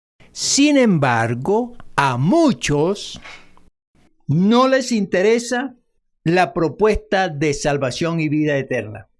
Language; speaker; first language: Spanish; native; Spanish